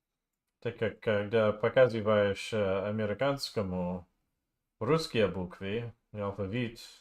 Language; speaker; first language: Russian; non-native, learner; English